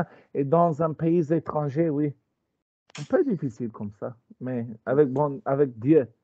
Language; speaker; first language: French; non-native, learner; Spanish